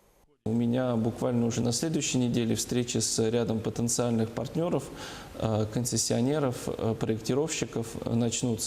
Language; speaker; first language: Russian; native; Russian